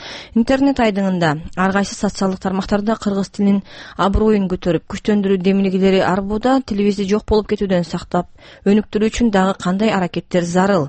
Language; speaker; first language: Kyrgyz; native; Kyrgyz